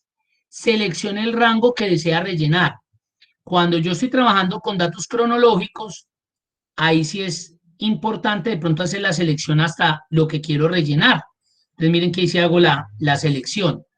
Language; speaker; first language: Spanish; native; Spanish